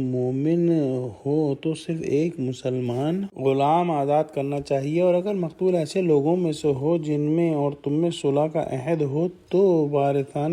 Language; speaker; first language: Urdu; native; Urdu